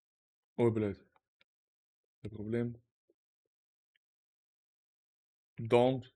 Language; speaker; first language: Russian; native; Russian